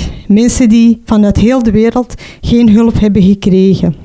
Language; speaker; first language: Dutch; non-native, local second language; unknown